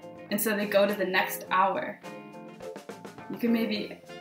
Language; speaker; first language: English; native; English